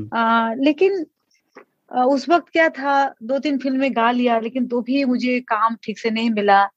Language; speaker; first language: Hindi; non-native, local second language; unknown